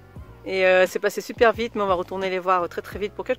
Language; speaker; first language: French; native; French